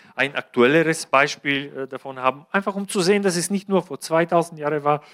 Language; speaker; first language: German; non-native, fluent; Bulgarian